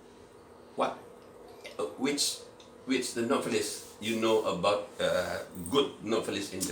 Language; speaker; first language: English; non-native, learner; Indonesian